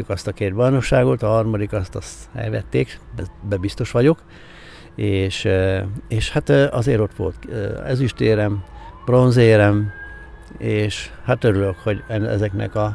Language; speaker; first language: Hungarian; native; Hungarian